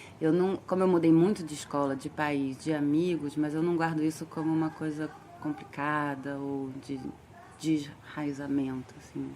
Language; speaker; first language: Portuguese; early bilingual, other home language; French